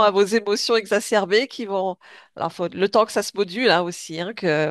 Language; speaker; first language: French; native; French